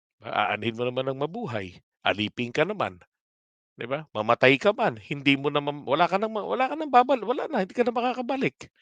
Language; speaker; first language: Filipino; native; Filipino